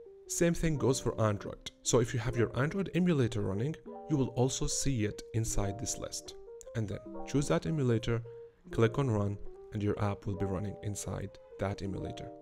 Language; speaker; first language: English; non-native, fluent; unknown